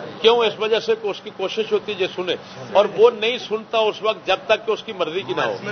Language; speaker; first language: Urdu; non-native, local second language; Saraiki